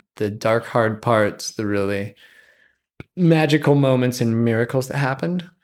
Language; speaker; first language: English; native; English